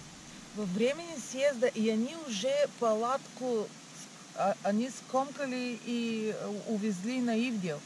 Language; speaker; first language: Russian; non-native, learner; Bulgarian